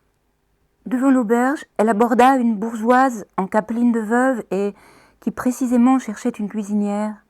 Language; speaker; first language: French; native; French